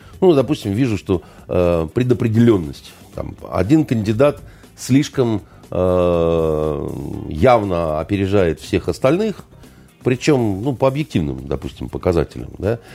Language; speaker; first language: Russian; native; Russian